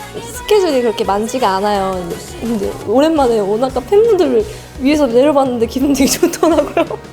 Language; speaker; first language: Korean; native; Korean